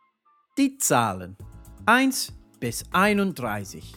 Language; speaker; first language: German; non-native, fluent; English